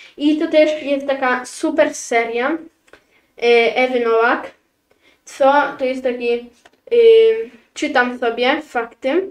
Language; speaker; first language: Polish; early bilingual, heritage; Polish